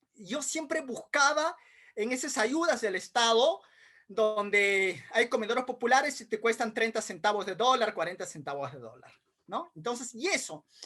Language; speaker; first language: Spanish; non-native, local second language; Quechua